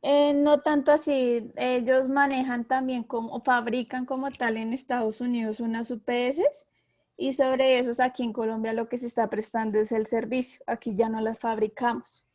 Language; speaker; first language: Spanish; native; Spanish